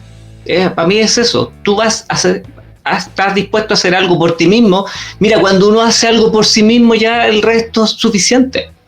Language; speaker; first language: Spanish; native; Spanish